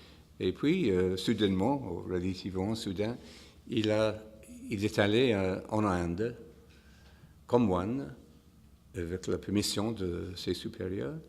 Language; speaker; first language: French; non-native, fluent; English